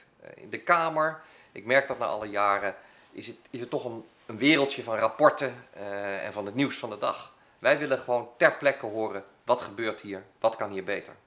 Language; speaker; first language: Dutch; native; Dutch